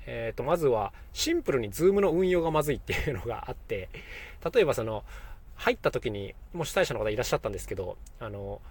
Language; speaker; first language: Japanese; native; Japanese